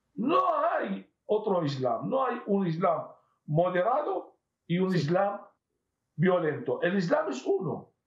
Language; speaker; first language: Spanish; non-native, fluent; Arabic